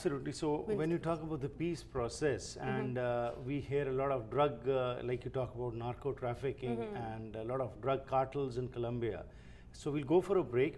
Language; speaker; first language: English; non-native, fluent; Punjabi